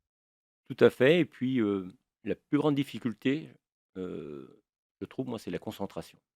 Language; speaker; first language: French; native; French